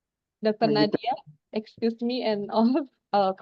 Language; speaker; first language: English; non-native, fluent; Indonesian